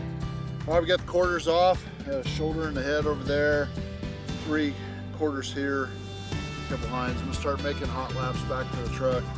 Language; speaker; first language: English; native; English